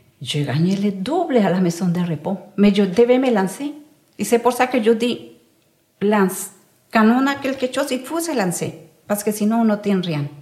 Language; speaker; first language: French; non-native, learner; Spanish